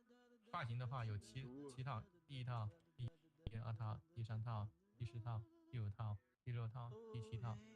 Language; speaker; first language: Chinese; native; Chinese